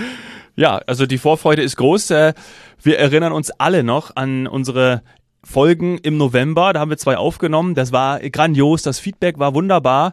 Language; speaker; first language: German; native; German